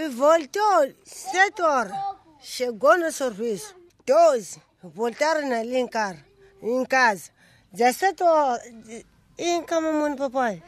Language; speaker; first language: Portuguese; non-native, local second language; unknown